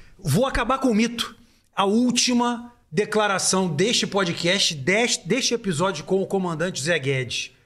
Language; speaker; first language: Portuguese; native; Portuguese